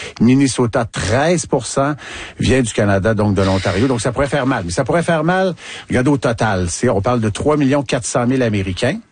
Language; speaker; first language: French; native; French